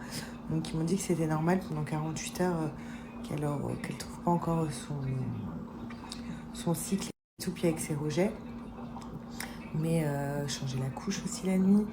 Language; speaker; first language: French; native; French